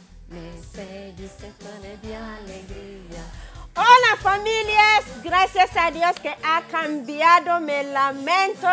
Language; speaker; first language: Spanish; non-native, learner; English